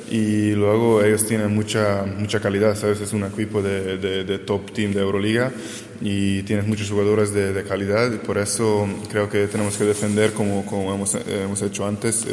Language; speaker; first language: Spanish; non-native, learner; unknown